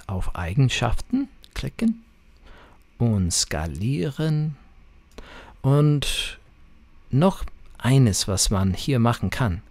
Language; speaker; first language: German; non-native, fluent; English